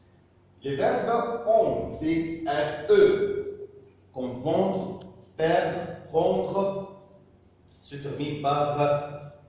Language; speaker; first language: French; non-native, fluent; Arabic